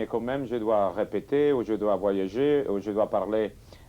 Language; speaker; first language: French; non-native, fluent; Catalan